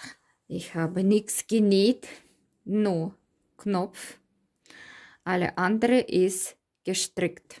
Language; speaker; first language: German; non-native, fluent; Russian